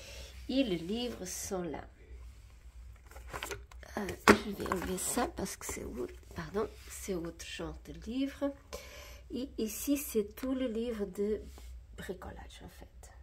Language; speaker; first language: French; non-native, fluent; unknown